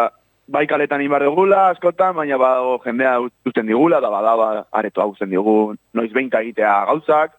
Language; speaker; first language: Basque; non-native, local second language; Spanish